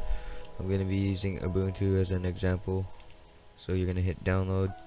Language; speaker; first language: English; native; English